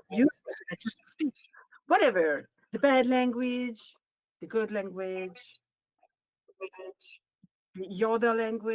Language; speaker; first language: English; non-native, learner; Hungarian